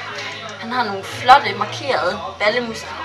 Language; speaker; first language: Danish; native; Danish